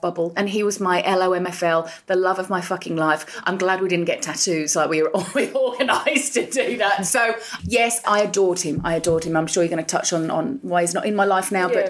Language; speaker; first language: English; native; English